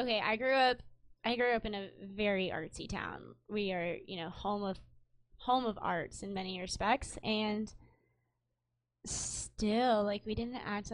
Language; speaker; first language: English; native; English